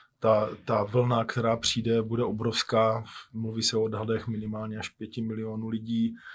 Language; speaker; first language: Czech; native; Czech